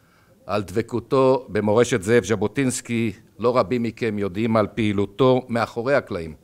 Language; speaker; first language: Hebrew; native; Hebrew